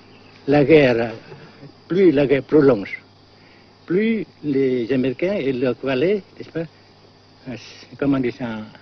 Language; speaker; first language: French; non-native, fluent; Vietnamese